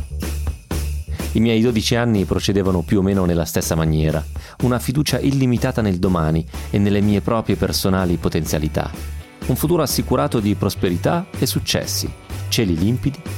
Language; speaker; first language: Italian; native; Italian